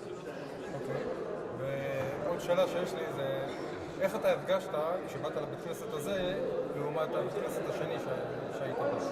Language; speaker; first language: Hebrew; native; Hebrew